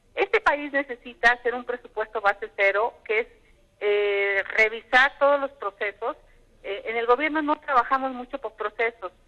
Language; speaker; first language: Spanish; native; Spanish